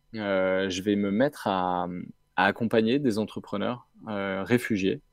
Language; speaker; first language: French; native; French